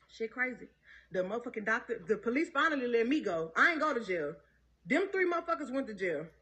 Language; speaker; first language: English; native; English